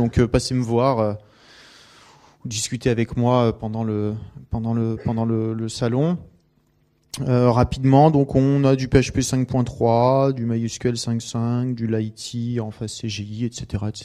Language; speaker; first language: French; native; French